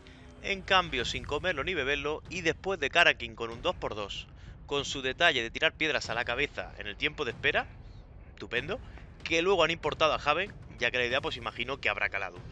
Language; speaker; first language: Spanish; native; Spanish